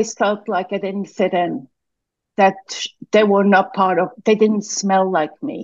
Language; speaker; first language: English; non-native, fluent; Swiss German